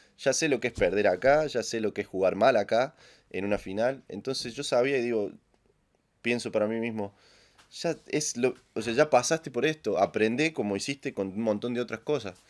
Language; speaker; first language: Spanish; native; Spanish